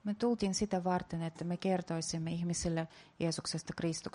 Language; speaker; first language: Finnish; non-native, fluent; Russian